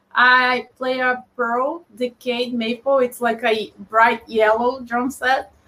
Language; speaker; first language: English; non-native, fluent; Portuguese